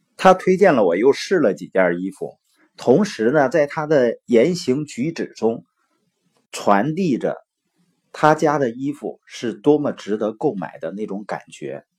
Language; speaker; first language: Chinese; native; Chinese